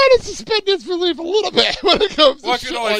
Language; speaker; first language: English; native; English